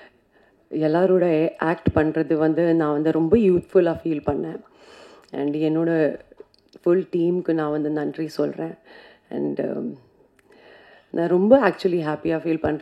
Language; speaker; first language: Tamil; non-native, fluent; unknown